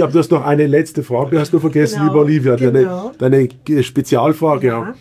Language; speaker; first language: German; native; German